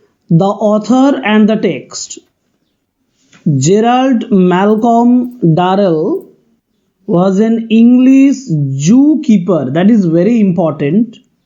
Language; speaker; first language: English; non-native, local second language; Bangla